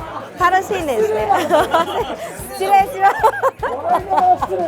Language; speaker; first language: Japanese; non-native, learner; Vietnamese